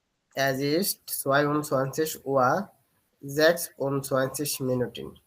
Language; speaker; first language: German; non-native, learner; Bangla